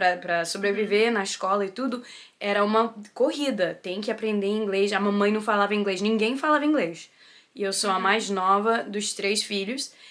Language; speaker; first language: Portuguese; early bilingual, heritage; Portuguese